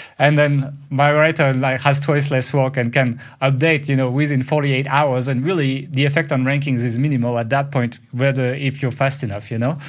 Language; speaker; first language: English; non-native, fluent; French